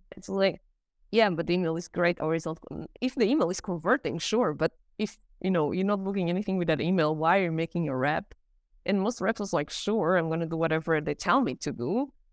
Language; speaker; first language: English; non-native, fluent; Portuguese